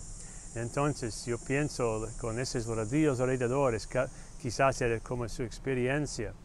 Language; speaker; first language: Spanish; non-native, fluent; English